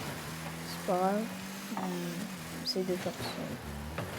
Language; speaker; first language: French; native; French